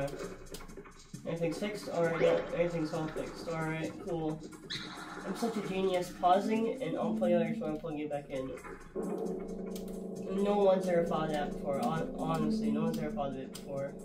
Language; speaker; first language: English; native; English